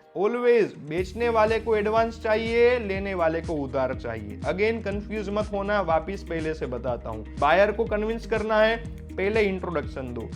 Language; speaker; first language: Hindi; non-native, local second language; Gujarati